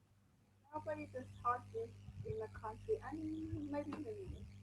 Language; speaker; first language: English; non-native, learner; Vietnamese